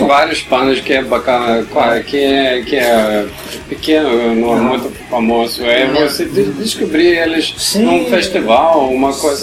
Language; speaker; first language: Portuguese; non-native, learner; Norwegian